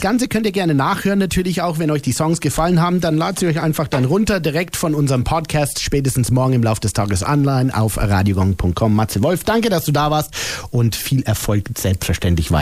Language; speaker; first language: German; native; German